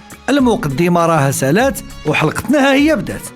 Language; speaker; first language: Arabic; native; Arabic